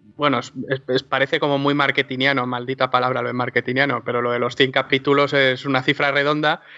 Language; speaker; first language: Spanish; native; Spanish